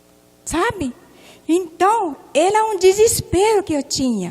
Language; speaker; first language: Portuguese; non-native, local second language; Japanese